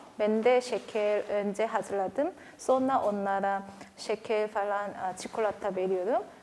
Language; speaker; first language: Turkish; non-native, learner; Korean